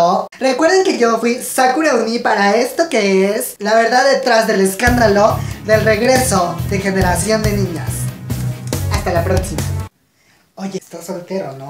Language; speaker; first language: Spanish; native; Spanish